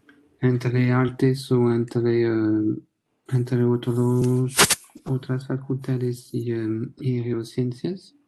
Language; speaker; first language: Spanish; non-native, fluent; French